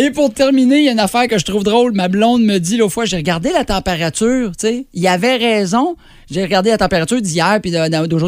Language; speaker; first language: French; native; French